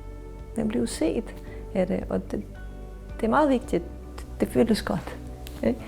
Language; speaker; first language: Danish; non-native, fluent; Ukrainian